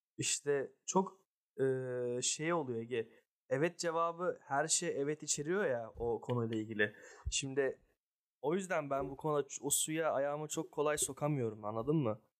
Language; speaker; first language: Turkish; early bilingual, heritage; Turkish